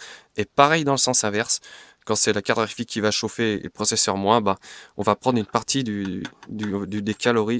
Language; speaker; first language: French; native; French